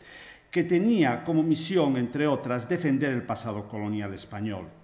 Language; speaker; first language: Spanish; native; Spanish